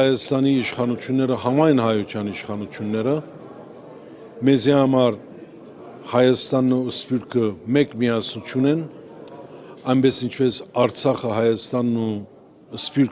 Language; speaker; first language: Armenian; early bilingual, heritage; Armenian